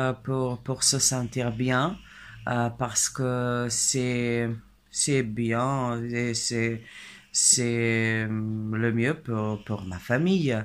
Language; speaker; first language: French; non-native, fluent; Serbian